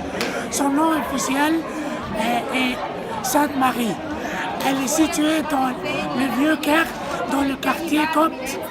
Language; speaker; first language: French; non-native, learner; Arabic